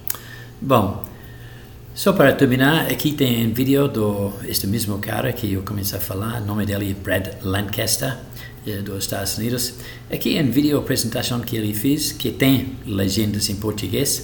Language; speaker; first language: Portuguese; non-native, fluent; Spanish